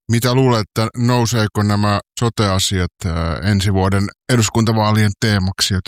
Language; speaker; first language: Finnish; native; Finnish